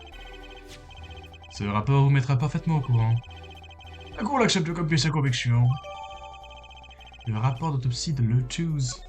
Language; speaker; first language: French; native; French